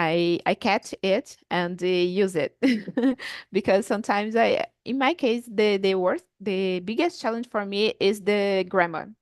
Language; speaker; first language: English; non-native, learner; Portuguese